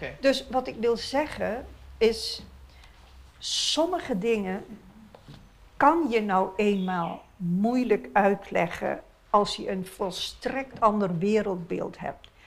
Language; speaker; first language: Dutch; non-native, local second language; Papiamento